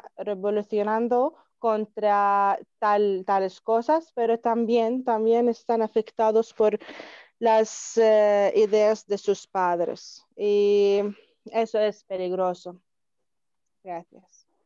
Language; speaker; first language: Spanish; non-native, learner; Arabic